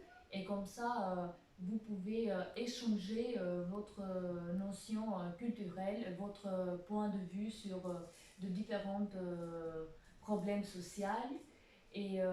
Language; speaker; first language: French; non-native, fluent; Albanian